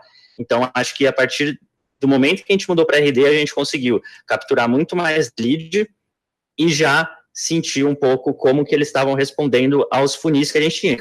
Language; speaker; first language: Portuguese; native; Portuguese